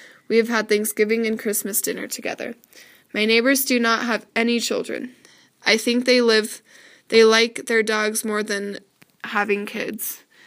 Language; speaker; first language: English; native; English